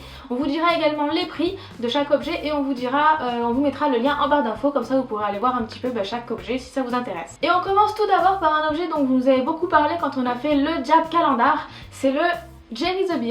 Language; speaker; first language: French; native; French